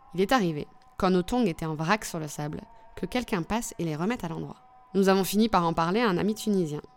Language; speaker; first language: French; native; French